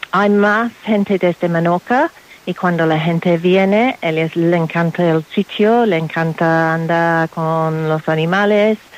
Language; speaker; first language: Spanish; non-native, learner; English